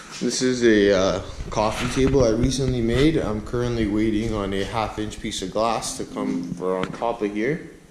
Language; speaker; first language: English; native; English